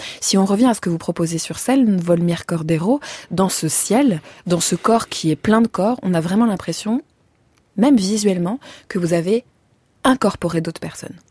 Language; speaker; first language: French; native; French